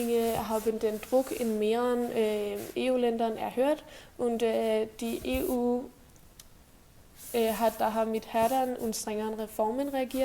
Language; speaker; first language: German; non-native, learner; Danish